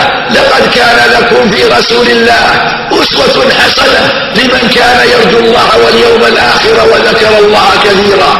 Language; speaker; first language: Arabic; native; Arabic